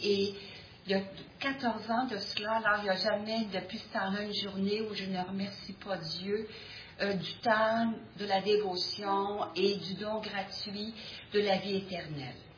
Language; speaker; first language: French; native; French